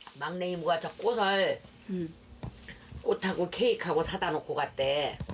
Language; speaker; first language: Korean; native; Korean